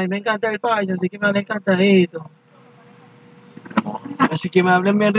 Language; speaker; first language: Spanish; native; Spanish